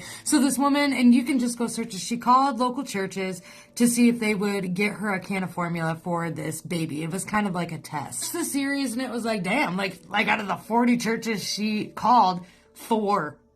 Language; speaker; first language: English; native; English